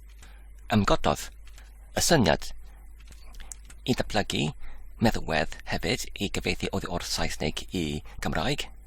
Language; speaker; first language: Welsh; non-native, learner; English